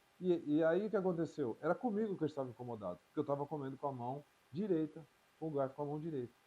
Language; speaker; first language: Portuguese; native; Portuguese